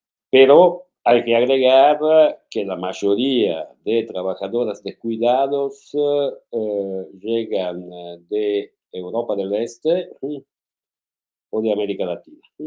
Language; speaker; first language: Spanish; non-native, fluent; Italian